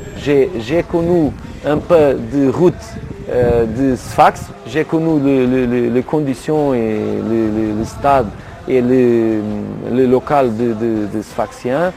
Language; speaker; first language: French; non-native, learner; Portuguese